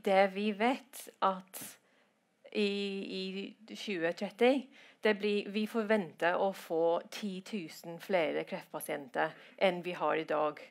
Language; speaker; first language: Norwegian; non-native, fluent; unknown